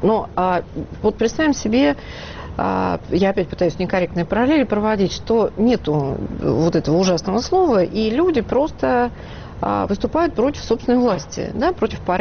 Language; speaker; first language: Russian; native; Russian